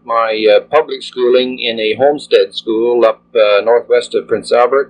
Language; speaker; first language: English; native; English